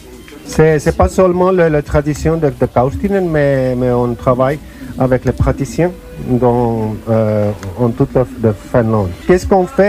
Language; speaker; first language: French; non-native, learner; Finnish